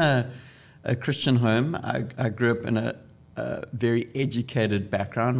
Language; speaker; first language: English; native; English